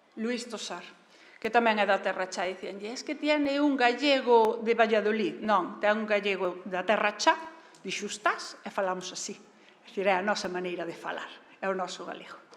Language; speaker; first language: Galician; native; Galician